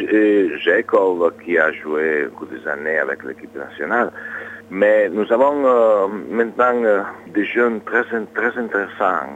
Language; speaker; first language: French; non-native, learner; Italian